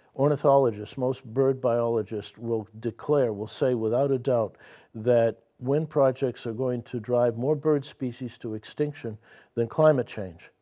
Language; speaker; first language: English; native; English